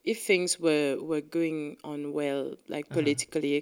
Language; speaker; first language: English; non-native, local second language; Morisyen